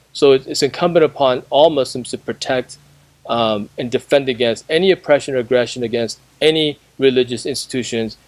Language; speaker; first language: English; native; English